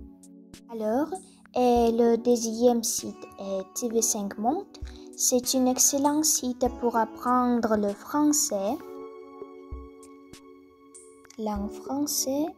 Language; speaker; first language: French; non-native, fluent; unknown